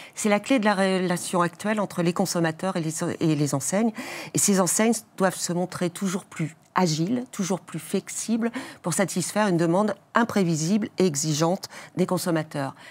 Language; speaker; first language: French; native; French